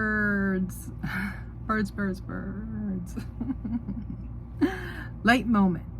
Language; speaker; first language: English; native; English